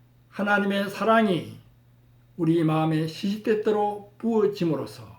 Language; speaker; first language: Korean; native; Korean